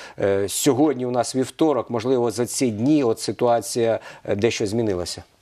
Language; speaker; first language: Ukrainian; native; Ukrainian